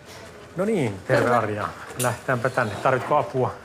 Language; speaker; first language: Finnish; native; Finnish